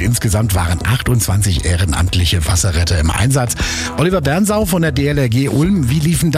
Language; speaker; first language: German; native; German